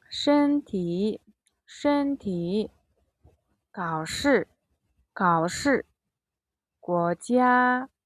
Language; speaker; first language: Chinese; non-native, fluent; Mongolian